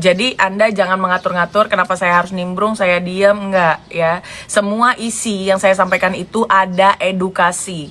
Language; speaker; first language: Indonesian; native; Indonesian